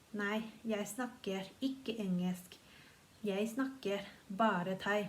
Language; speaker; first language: Norwegian; non-native, fluent; Thai